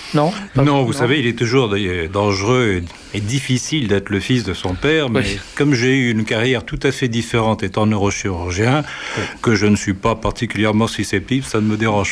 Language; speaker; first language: French; native; French